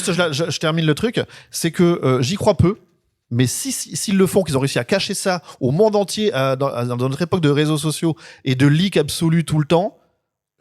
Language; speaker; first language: French; native; French